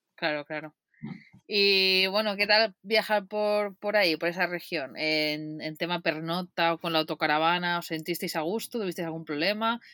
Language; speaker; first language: Spanish; native; Spanish